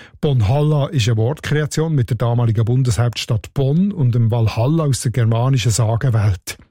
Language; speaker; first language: German; native; German